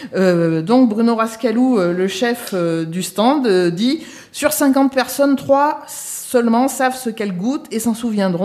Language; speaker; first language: French; native; French